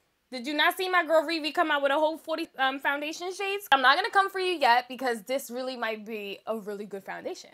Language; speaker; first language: English; early bilingual, other home language; Spanish